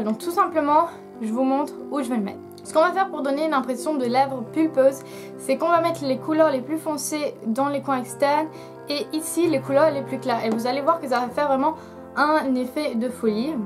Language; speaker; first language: French; native; French